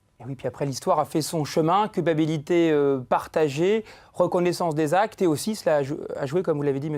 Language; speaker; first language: French; native; French